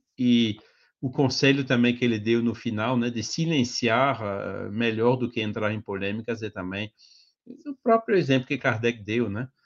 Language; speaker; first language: Portuguese; non-native, fluent; French